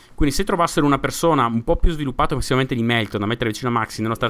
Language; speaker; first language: Italian; native; Italian